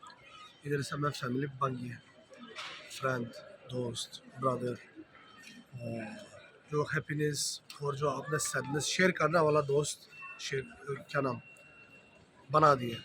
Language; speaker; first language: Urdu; non-native, learner; Turkish